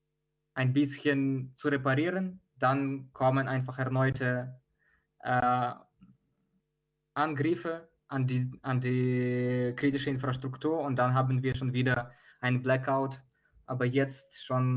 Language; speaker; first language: German; non-native, fluent; Ukrainian